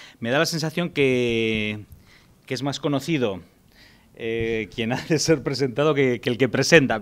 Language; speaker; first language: Spanish; native; Spanish